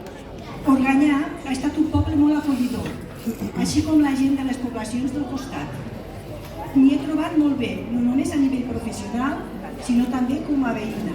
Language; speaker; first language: Catalan; native; Catalan